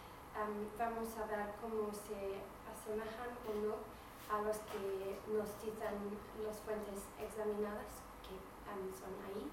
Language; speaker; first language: Spanish; non-native, fluent; English